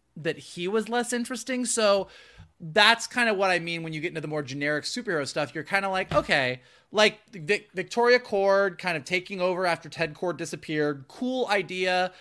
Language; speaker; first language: English; native; English